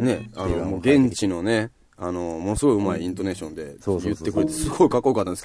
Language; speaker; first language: Japanese; native; Japanese